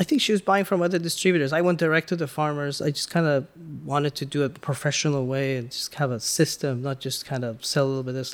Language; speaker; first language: English; early bilingual, other home language; Persian